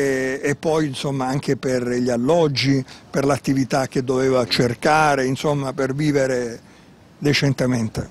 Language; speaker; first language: Italian; native; Italian